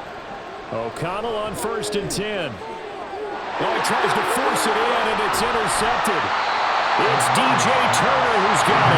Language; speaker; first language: English; native; English